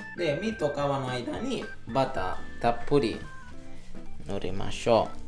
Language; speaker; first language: Japanese; non-native, fluent; Italian